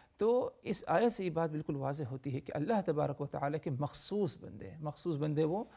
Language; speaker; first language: Urdu; native; Urdu